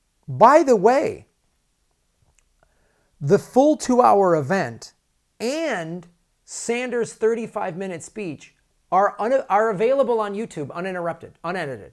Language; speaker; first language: English; native; English